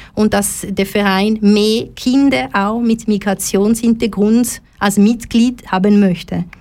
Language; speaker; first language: German; non-native, fluent; Lingala